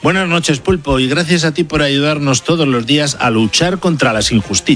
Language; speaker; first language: Spanish; native; Spanish